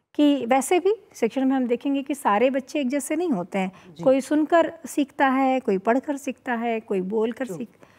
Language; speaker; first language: Hindi; native; Hindi